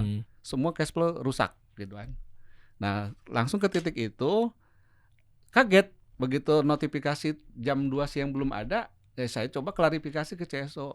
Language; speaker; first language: Indonesian; native; Indonesian